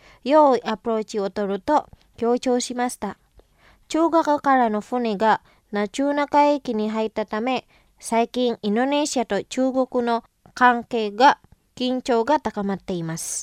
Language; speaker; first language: Japanese; non-native, fluent; Indonesian